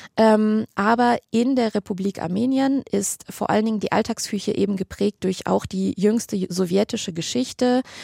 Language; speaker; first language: German; early bilingual, other home language; Armenian